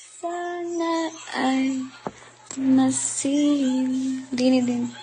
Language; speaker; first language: Filipino; native; Filipino